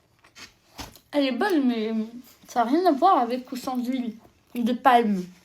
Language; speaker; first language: French; native; French